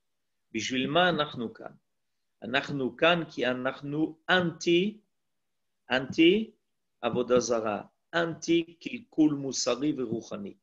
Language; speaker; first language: Hebrew; non-native, fluent; French